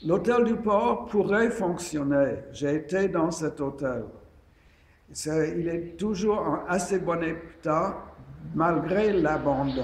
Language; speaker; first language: French; non-native, fluent; English